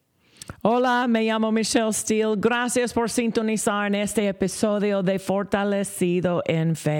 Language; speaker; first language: Spanish; non-native, fluent; English